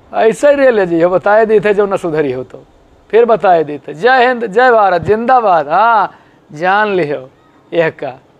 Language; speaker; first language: Hindi; native; Hindi